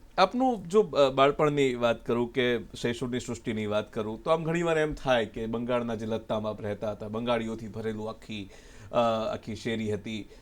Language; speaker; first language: Gujarati; native; Gujarati